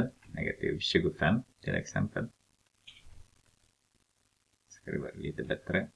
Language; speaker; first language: Swedish; non-native, fluent; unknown